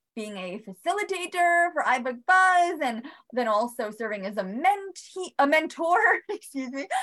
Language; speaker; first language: English; early bilingual, other home language; Bosnian